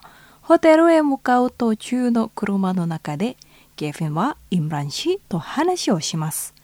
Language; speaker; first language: Japanese; non-native, fluent; Indonesian